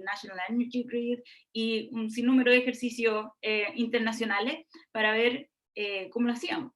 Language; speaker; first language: Spanish; native; Spanish